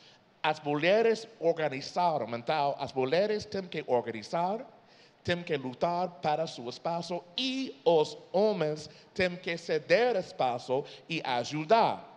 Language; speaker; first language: Portuguese; non-native, fluent; English